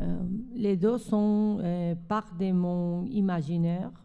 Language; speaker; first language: French; non-native, learner; Spanish